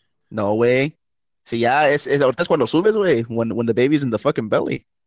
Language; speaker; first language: Spanish; early bilingual, heritage; Spanish